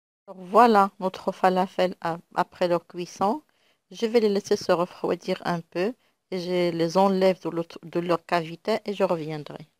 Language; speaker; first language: French; non-native, local second language; Arabic